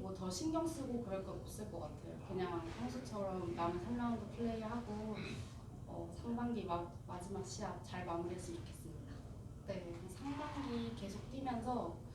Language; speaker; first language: Korean; native; Korean